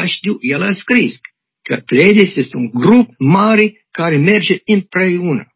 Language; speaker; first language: Romanian; non-native, learner; English